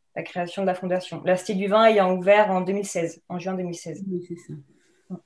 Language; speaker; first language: French; native; French